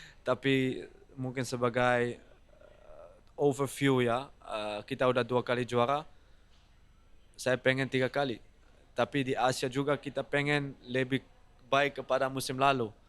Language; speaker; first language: Indonesian; non-native, fluent; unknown